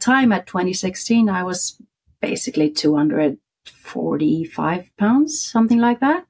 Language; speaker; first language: English; non-native, fluent; Icelandic